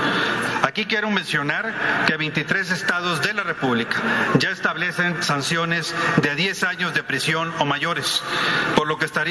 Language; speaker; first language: Spanish; native; Spanish